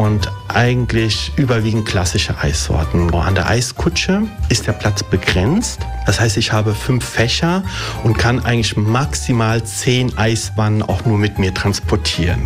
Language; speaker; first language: German; early bilingual, other home language; Italian